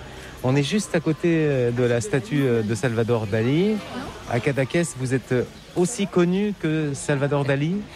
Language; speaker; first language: French; native; French